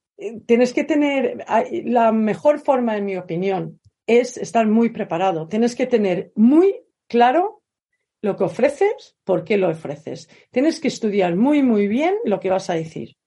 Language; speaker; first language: Spanish; non-native, fluent; Swedish